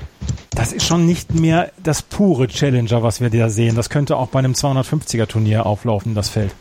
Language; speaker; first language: German; native; German